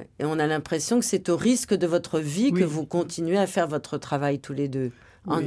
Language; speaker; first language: French; native; French